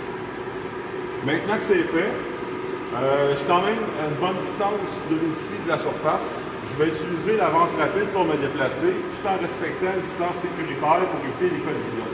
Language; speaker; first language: French; native; French